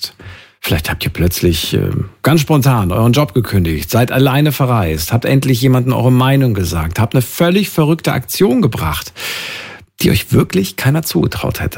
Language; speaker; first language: German; native; German